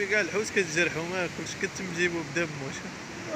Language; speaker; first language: Arabic; native; Arabic